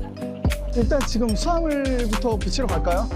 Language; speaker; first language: Korean; native; Korean